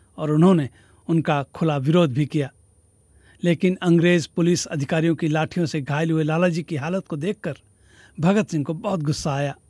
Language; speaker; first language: Hindi; native; Hindi